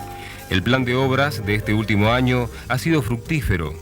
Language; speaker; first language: Spanish; native; Spanish